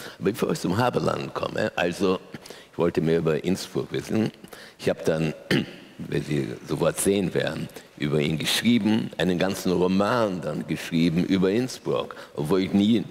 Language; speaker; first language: German; native; German